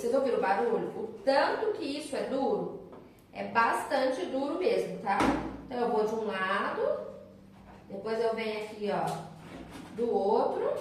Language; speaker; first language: Portuguese; native; Portuguese